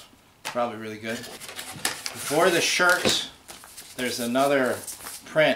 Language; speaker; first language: English; native; English